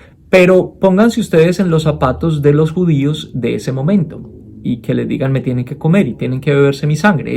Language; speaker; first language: Spanish; native; Spanish